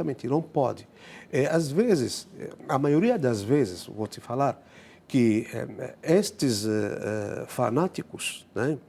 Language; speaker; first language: Portuguese; non-native, fluent; Arabic